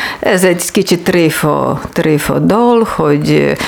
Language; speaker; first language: Hungarian; non-native, learner; Ukrainian